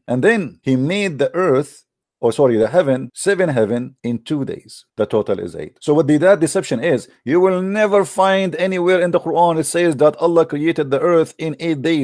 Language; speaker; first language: English; non-native, fluent; Arabic